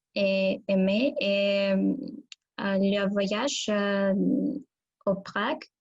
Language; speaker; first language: French; non-native, learner; Russian